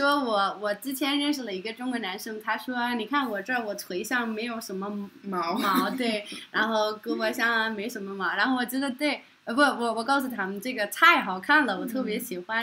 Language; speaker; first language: Chinese; non-native, fluent; Norwegian